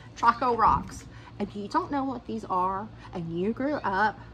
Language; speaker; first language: English; native; English